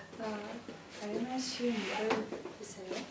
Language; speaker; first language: Korean; non-native, learner; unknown